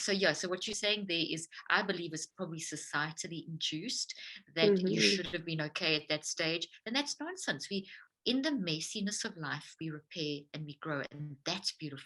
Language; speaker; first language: English; native; English